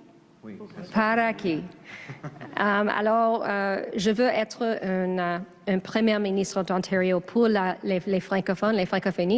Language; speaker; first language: French; non-native, learner; English